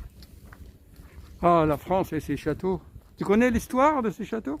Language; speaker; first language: French; non-native, fluent; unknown